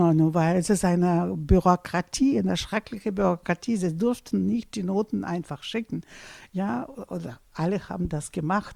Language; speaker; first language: German; non-native, fluent; Russian